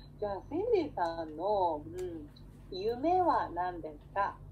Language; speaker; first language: Japanese; native; Japanese